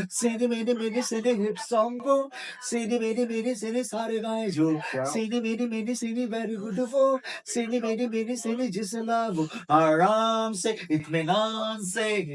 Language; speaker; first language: Urdu; native; Urdu